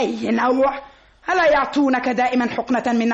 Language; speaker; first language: Arabic; native; Arabic